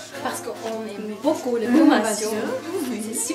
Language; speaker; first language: French; non-native, learner; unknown